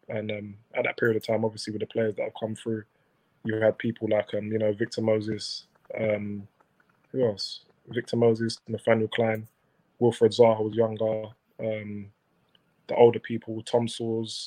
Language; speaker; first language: English; native; English